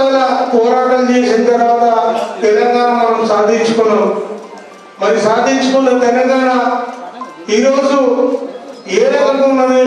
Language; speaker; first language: Telugu; native; Telugu